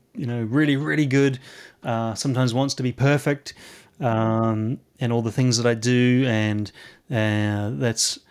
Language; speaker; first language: English; native; English